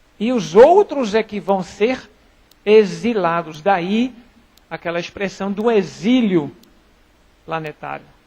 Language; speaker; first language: Portuguese; non-native, fluent; German